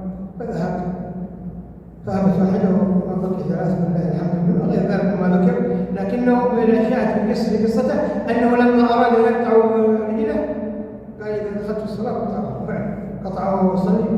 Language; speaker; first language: Arabic; native; Arabic